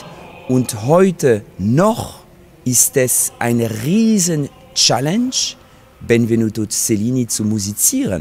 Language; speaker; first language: German; non-native, fluent; French